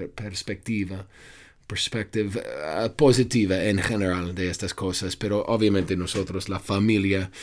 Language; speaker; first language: Spanish; non-native, fluent; English